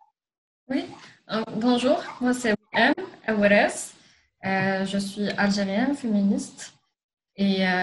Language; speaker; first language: French; non-native, local second language; Arabic